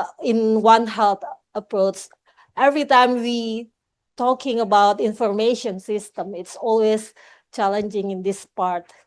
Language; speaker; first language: English; non-native, local second language; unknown